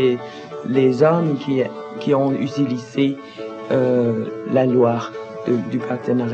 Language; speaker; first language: French; non-native, learner; Danish